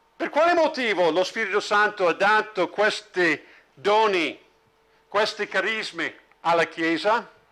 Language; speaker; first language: Italian; non-native, fluent; English